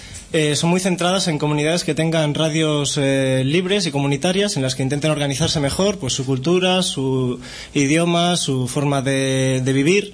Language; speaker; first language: Spanish; native; Spanish